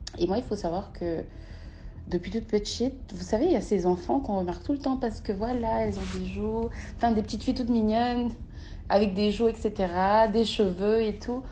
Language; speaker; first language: French; early bilingual, other home language; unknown